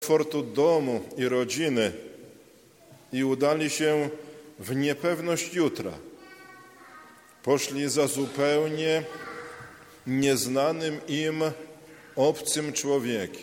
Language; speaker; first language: Polish; native; Polish